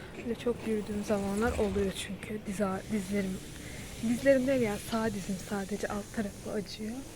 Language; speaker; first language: Turkish; native; Turkish